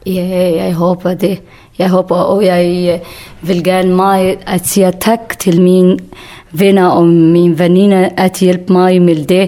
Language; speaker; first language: Danish; non-native, learner; Kurdish